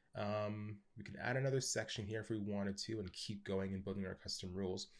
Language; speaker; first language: English; native; English